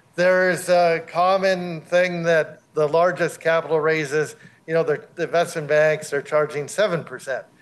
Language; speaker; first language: English; native; English